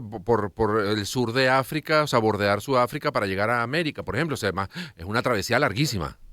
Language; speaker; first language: Spanish; native; Spanish